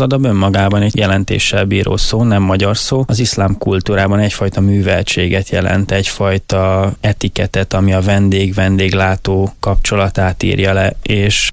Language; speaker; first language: Hungarian; native; Hungarian